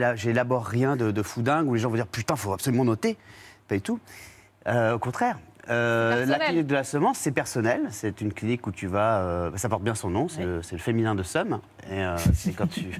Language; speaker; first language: French; native; French